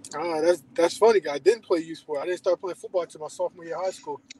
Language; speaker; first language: English; native; English